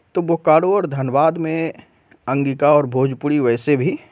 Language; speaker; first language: Hindi; non-native, local second language; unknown